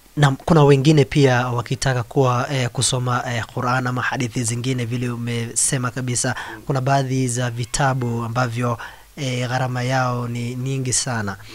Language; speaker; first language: Swahili; non-native, local second language; Somali